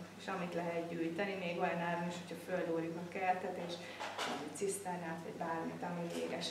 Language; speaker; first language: Hungarian; native; Hungarian